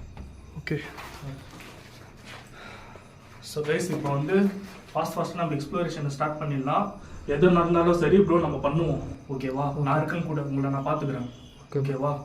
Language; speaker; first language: Tamil; native; Tamil